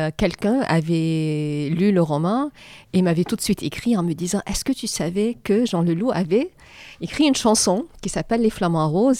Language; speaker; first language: French; non-native, fluent; Arabic